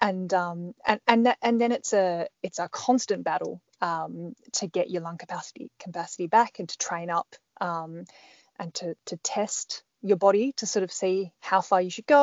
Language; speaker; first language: English; native; English